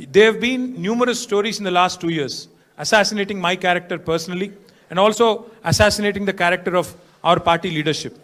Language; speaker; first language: English; non-native, local second language; Telugu